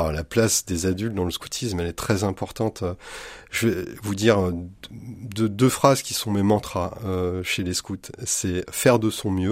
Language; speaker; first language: French; native; French